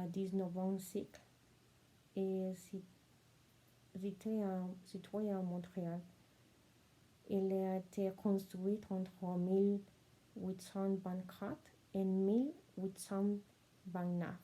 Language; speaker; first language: French; non-native, learner; Spanish